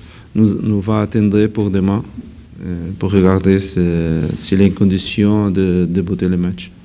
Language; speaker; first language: French; non-native, learner; Portuguese